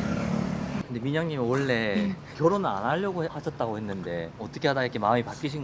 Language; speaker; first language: Korean; native; Korean